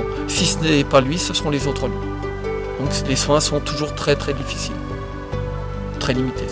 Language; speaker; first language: French; native; French